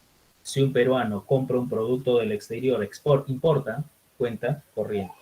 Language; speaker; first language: Spanish; native; Spanish